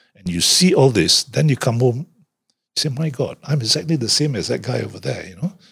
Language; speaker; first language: English; non-native, local second language; Malay